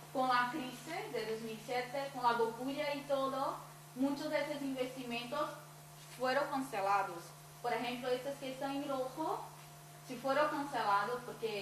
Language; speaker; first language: Spanish; non-native, fluent; Portuguese